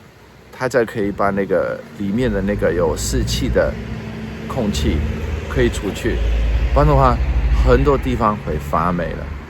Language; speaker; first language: Chinese; non-native, fluent; Dutch